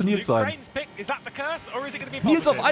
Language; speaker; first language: German; native; German